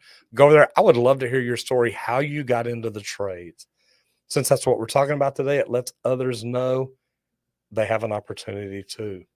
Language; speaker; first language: English; native; English